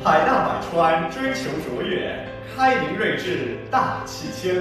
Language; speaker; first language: Chinese; non-native, fluent; Portuguese